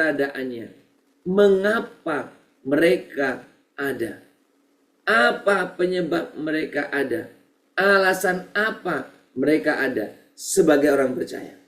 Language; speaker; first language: Indonesian; native; Indonesian